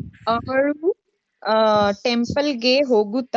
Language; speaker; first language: Kannada; non-native, learner; Hindi